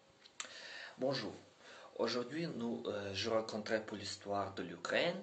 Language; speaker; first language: French; non-native, learner; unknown